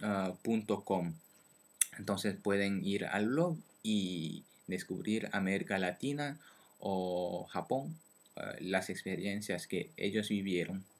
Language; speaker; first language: Spanish; non-native, learner; French